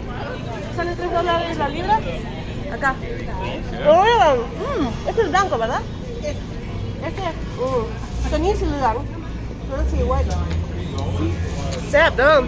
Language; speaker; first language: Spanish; non-native, learner; Thai